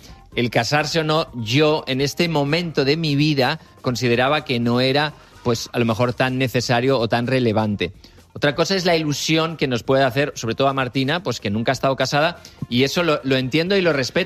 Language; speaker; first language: Spanish; native; Spanish